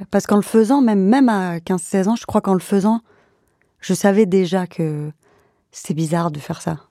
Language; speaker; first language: French; native; French